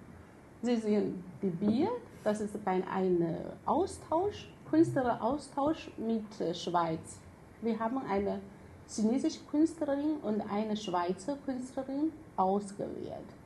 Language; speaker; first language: German; non-native, fluent; Chinese